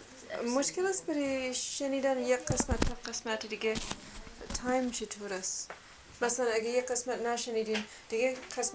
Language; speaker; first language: Persian; non-native, fluent; English